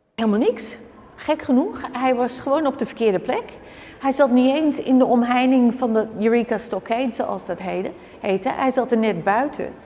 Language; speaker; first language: Dutch; native; Dutch